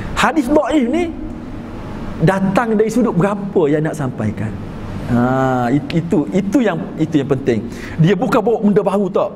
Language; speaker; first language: Malay; native; Malay